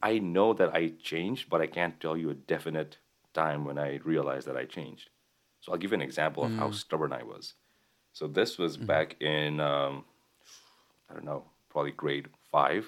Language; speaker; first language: English; non-native, local second language; Nepali